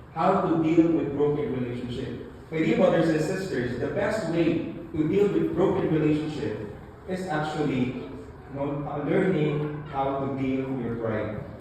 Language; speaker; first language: English; non-native, local second language; Filipino